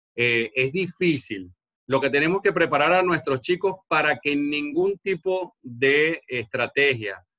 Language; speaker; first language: Spanish; native; Spanish